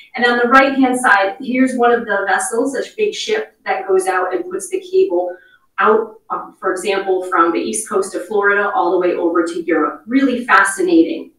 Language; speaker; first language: English; native; English